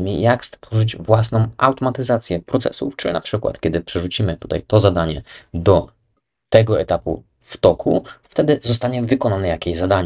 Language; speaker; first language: Polish; native; Polish